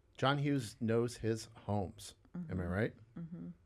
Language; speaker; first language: English; native; English